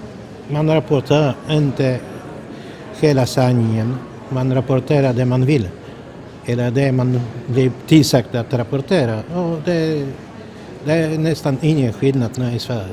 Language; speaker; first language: Swedish; non-native, fluent; Polish